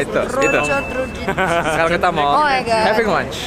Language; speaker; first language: Indonesian; native; Indonesian